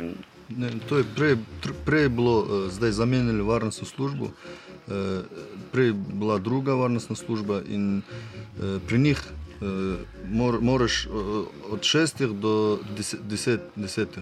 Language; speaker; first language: Slovenian; non-native, learner; Russian